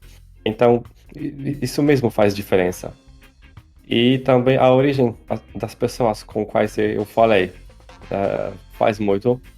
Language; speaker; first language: Portuguese; non-native, fluent; Polish